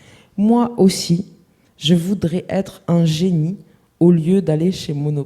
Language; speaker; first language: French; native; French